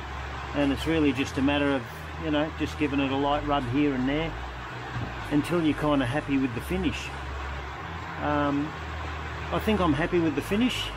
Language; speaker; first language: English; native; English